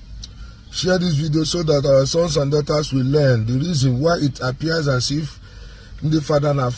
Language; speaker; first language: English; non-native, local second language; Igbo